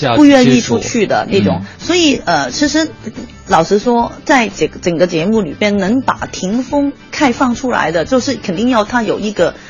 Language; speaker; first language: Chinese; non-native, fluent; Cantonese